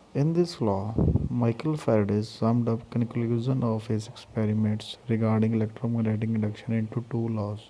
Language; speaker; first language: English; non-native, local second language; Punjabi